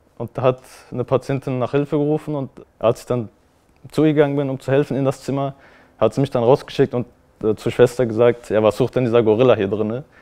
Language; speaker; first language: German; early bilingual, other home language; Turkish